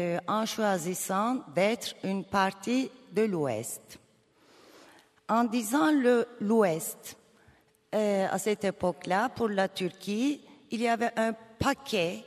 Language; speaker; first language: French; non-native, fluent; Turkish